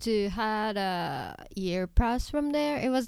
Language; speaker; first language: English; non-native, learner; Japanese